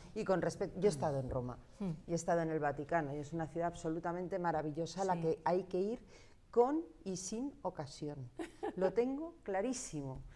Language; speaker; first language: Spanish; native; Spanish